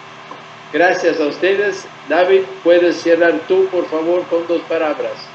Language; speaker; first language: Spanish; non-native, fluent; Italian